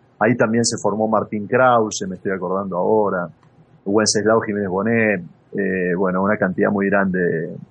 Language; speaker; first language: Spanish; native; Spanish